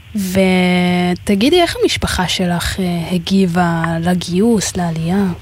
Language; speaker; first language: Hebrew; native; Hebrew